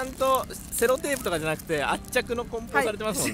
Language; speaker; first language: Japanese; native; Japanese